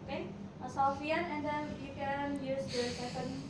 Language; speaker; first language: English; non-native, fluent; Indonesian